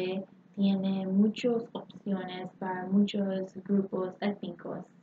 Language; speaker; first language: Spanish; non-native, learner; English